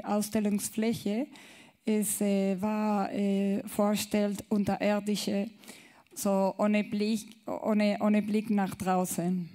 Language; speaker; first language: German; non-native, learner; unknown